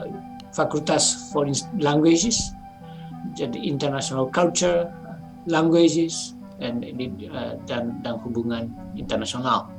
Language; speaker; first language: Indonesian; non-native, fluent; Japanese